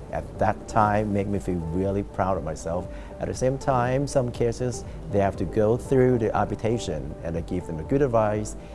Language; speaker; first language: English; non-native, fluent; Thai